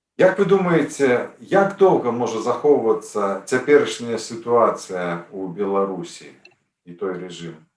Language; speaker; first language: Belarusian; native; Belarusian